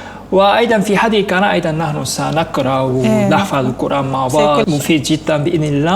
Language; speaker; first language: Arabic; non-native, fluent; Korean